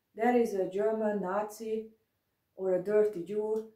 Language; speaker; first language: English; non-native, learner; German